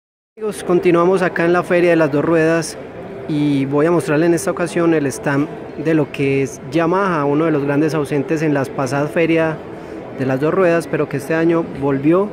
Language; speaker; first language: Spanish; native; Spanish